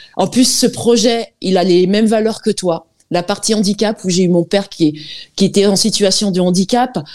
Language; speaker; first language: French; native; French